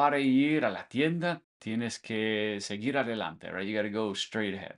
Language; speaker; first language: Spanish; non-native, fluent; English